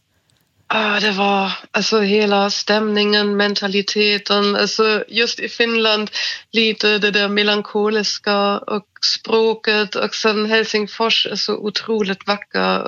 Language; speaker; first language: Swedish; non-native, fluent; German